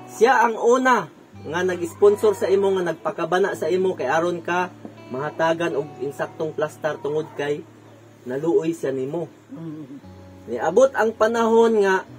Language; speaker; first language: Cebuano; native; Cebuano